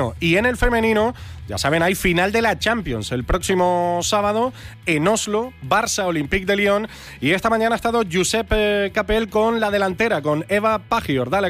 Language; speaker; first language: Spanish; native; Spanish